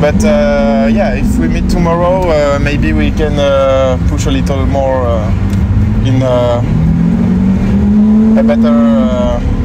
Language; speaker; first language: English; non-native, learner; French